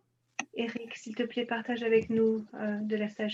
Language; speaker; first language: French; native; French